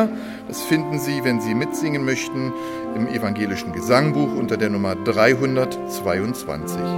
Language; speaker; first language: German; native; German